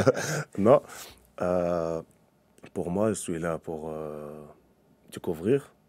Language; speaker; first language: French; non-native, local second language; Arabic